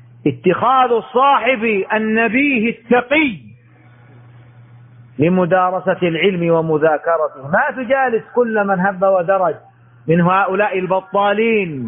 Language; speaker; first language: Arabic; native; Arabic